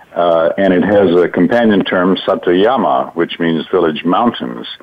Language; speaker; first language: English; native; English